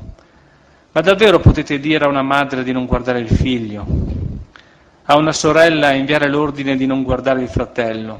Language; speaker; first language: Italian; native; Italian